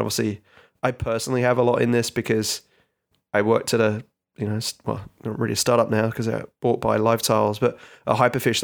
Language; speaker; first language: English; native; English